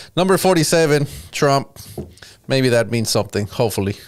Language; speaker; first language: English; early bilingual, other home language; Spanish